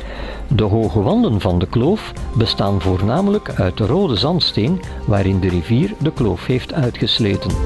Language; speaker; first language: Dutch; native; Dutch